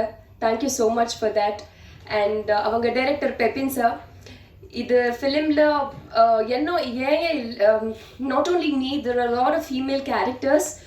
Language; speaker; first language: Tamil; non-native, learner; Telugu